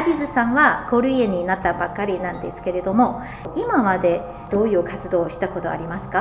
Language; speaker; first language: Japanese; non-native, fluent; Chinese